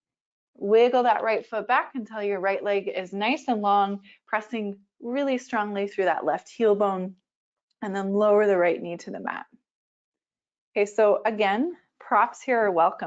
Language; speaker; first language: English; native; English